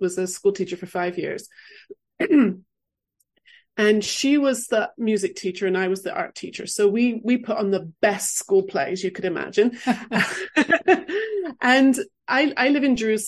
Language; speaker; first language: English; native; English